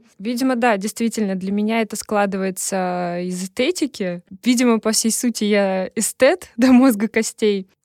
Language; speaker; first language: Russian; native; Russian